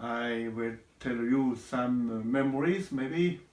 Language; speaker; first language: English; non-native, learner; Japanese